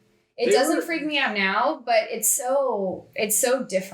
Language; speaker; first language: English; native; English